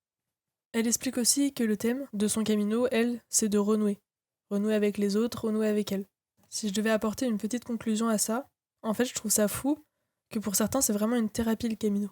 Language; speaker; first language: French; native; French